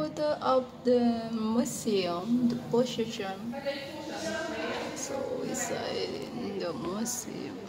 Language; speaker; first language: English; non-native, learner; Indonesian